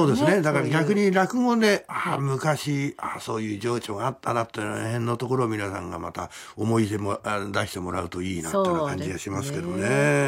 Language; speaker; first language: Japanese; native; Japanese